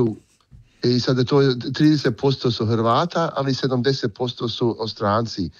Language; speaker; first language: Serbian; early bilingual, heritage; Croatian